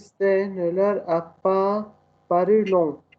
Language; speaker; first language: French; non-native, learner; Arabic